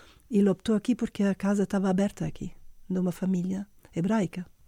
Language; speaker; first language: Portuguese; non-native, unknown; German